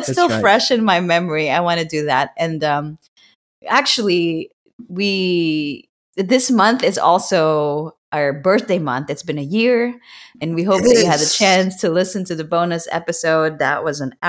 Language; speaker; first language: English; non-native, local second language; Filipino